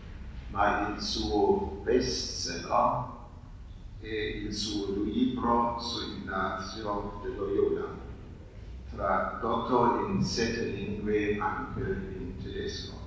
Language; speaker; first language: Italian; non-native, fluent; German